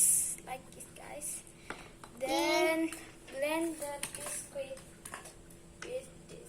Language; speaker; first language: English; non-native, learner; Indonesian